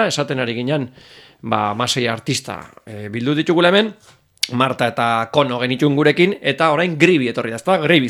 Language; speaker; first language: Basque; native; Basque